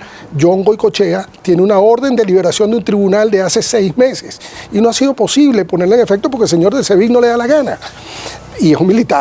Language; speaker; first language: Spanish; native; Spanish